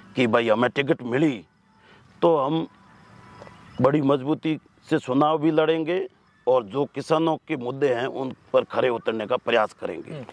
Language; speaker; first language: Hindi; native; Hindi